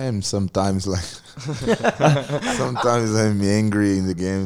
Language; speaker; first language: English; non-native, learner; Portuguese